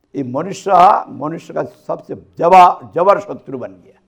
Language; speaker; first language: Hindi; non-native, local second language; Bangla